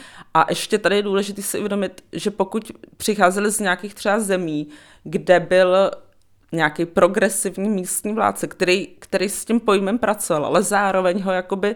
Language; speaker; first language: Czech; native; Czech